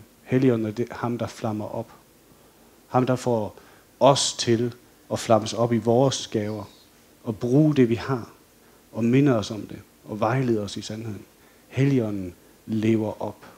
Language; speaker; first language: Danish; native; Danish